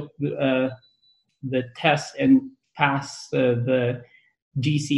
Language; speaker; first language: English; non-native, local second language; Pangasinan